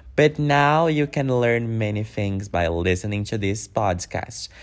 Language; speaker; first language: English; non-native, fluent; Portuguese